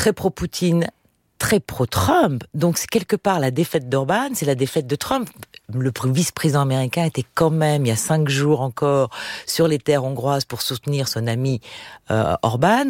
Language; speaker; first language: French; native; French